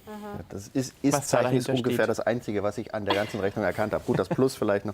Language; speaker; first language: German; native; German